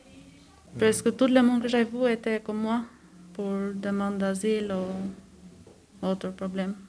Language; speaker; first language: French; non-native, learner; Albanian